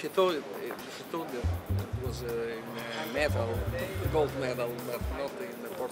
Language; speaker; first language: English; non-native, fluent; Italian